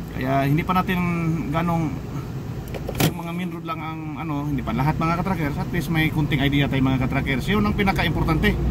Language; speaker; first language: Filipino; non-native, local second language; Cebuano